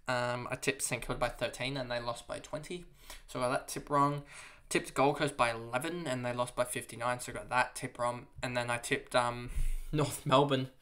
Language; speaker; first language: English; native; English